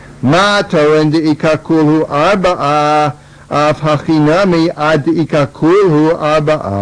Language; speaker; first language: Hebrew; non-native, fluent; English